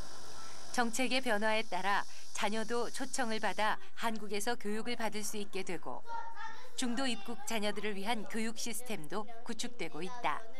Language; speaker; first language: Korean; early bilingual, heritage; Korean